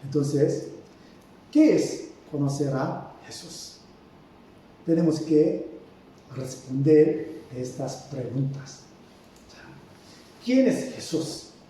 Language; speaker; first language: Spanish; non-native, fluent; Korean